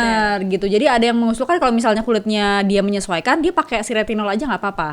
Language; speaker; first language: Indonesian; native; Indonesian